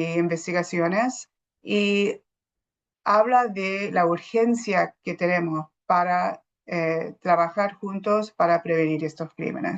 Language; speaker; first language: Spanish; non-native, fluent; English